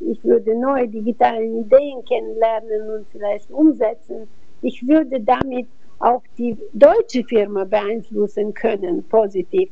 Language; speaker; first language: German; non-native, fluent; Bulgarian